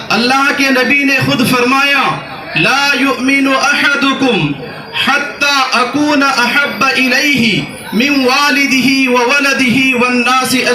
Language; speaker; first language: Urdu; native; Urdu